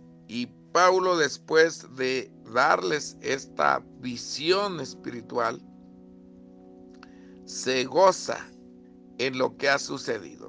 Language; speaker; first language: Spanish; native; Spanish